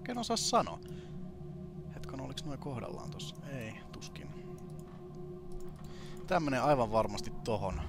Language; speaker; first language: Finnish; native; Finnish